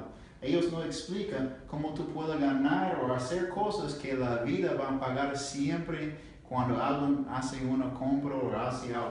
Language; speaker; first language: Spanish; non-native, learner; English